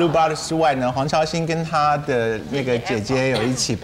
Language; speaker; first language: Chinese; native; Chinese